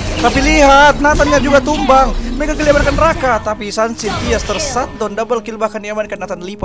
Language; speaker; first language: Indonesian; native; Indonesian